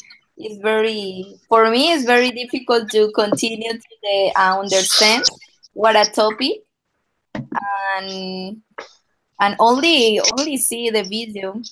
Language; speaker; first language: English; non-native, learner; Spanish